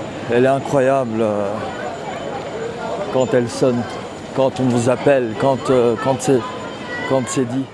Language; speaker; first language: French; early bilingual, heritage; Turkish